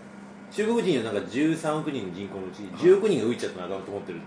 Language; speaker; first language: Japanese; native; Japanese